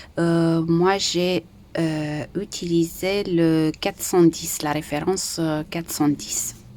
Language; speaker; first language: French; non-native, fluent; Romanian